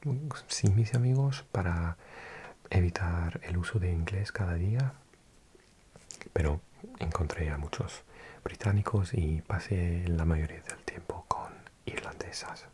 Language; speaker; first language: Spanish; non-native, fluent; English